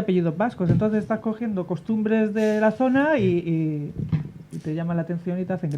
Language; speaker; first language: Spanish; native; Spanish